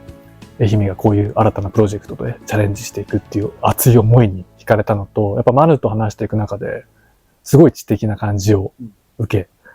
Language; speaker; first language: Japanese; native; Japanese